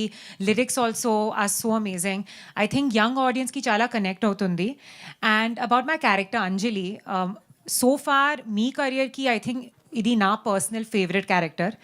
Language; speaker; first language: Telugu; non-native, learner; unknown